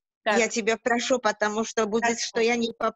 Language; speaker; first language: Russian; early bilingual, heritage; Russian